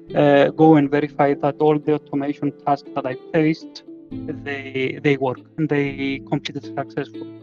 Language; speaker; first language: English; non-native, fluent; Greek